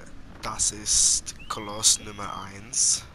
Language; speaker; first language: German; non-native, learner; English